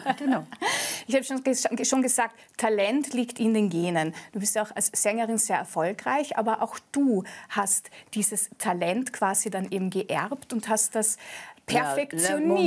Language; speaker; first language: German; native; German